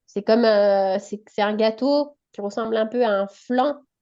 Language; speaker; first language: French; native; French